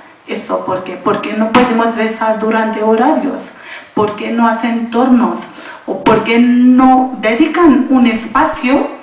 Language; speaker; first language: Spanish; non-native, learner; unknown